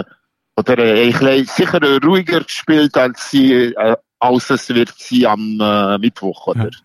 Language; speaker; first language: German; non-native, local second language; French